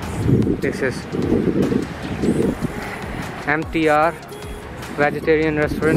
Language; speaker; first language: English; non-native, local second language; Hindi